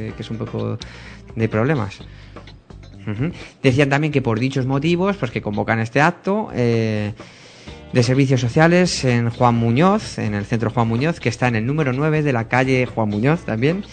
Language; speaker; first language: Spanish; native; Spanish